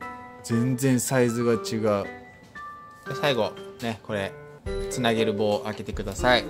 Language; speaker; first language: Japanese; native; Japanese